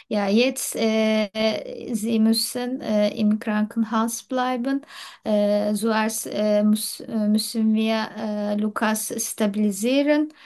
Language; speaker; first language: German; non-native, learner; Turkish